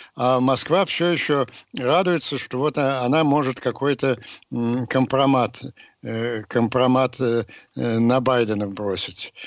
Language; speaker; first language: Russian; native; Russian